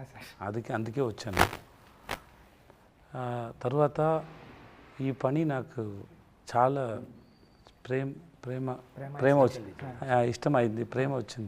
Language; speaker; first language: Telugu; non-native, learner; Tamil